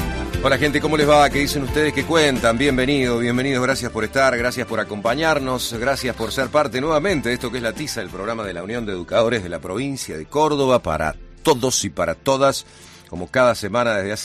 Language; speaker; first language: Spanish; native; Spanish